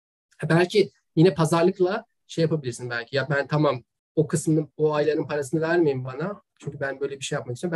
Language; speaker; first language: Turkish; native; Turkish